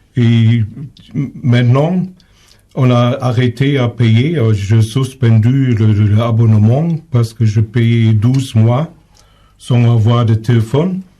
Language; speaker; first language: French; non-native, learner; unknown